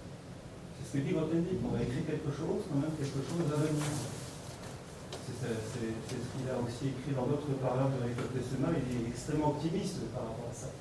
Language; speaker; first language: French; native; French